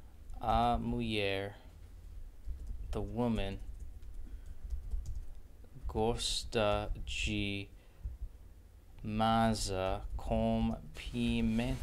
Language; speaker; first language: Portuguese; non-native, learner; English